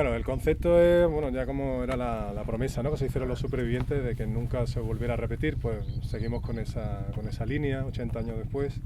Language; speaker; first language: Spanish; native; Spanish